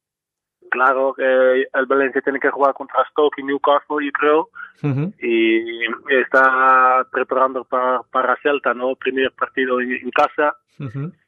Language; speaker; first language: Spanish; non-native, fluent; Dutch